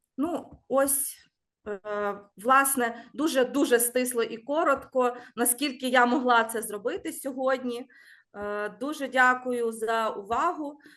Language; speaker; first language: Ukrainian; native; Ukrainian